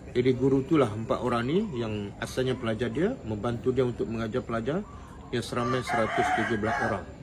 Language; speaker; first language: Malay; native; Malay